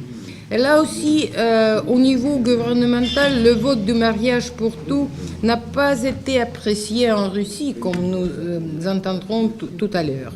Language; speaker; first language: French; non-native, fluent; Russian